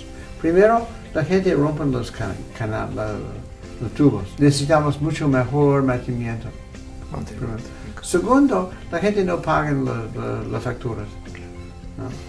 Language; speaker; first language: Spanish; non-native, fluent; English